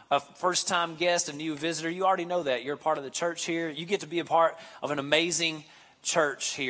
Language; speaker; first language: English; native; English